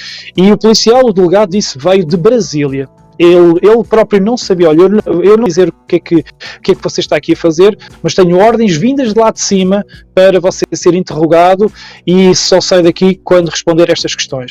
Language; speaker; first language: Portuguese; native; Portuguese